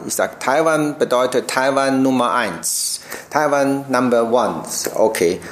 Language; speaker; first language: German; non-native, learner; Chinese